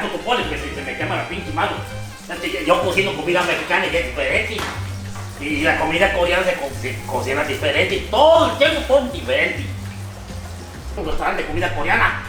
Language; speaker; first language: Spanish; native; Spanish